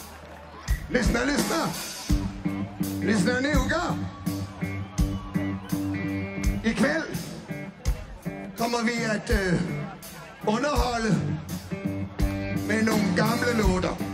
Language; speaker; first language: Swedish; non-native, learner; Danish